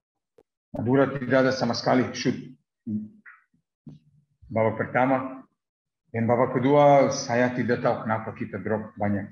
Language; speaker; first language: Indonesian; non-native, learner; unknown